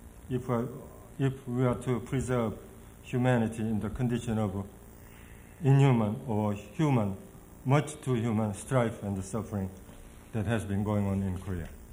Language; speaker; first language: English; non-native, fluent; Korean